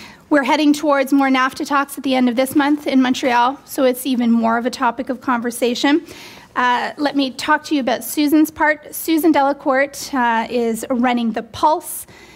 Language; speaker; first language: English; native; English